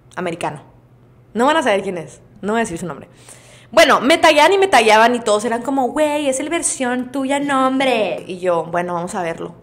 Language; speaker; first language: Spanish; native; Spanish